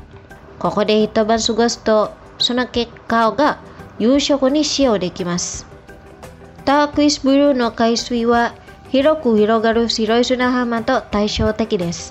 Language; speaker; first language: Japanese; non-native, fluent; Indonesian